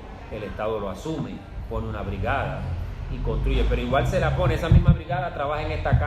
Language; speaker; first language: Spanish; native; Spanish